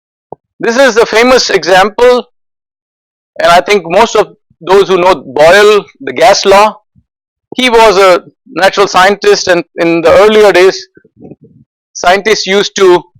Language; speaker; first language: English; non-native, fluent; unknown